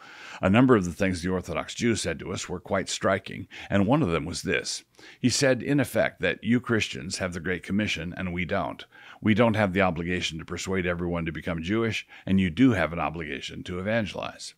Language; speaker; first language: English; native; English